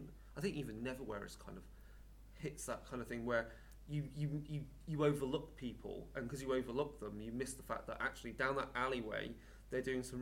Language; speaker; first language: English; native; English